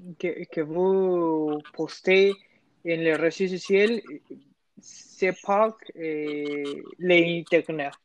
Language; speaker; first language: French; non-native, learner; Spanish